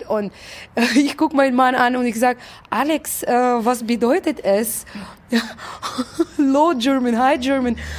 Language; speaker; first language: German; non-native, fluent; Russian